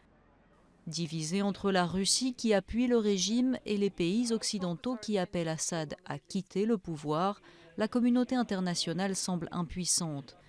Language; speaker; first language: French; native; French